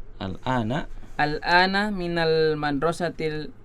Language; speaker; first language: Arabic; non-native, learner; Indonesian